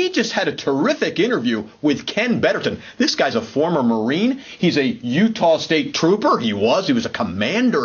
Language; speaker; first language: English; native; English